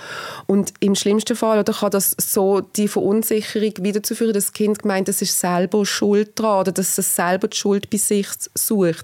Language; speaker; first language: German; native; German